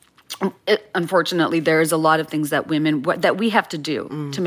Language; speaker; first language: English; non-native, local second language; Bangla